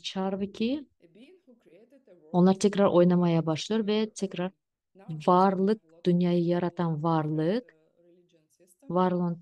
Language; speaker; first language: Turkish; non-native, fluent; Russian